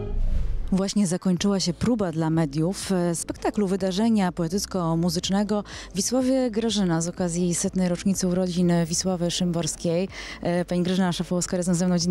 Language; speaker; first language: Polish; native; Polish